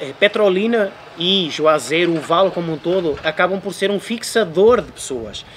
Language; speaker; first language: Portuguese; native; Portuguese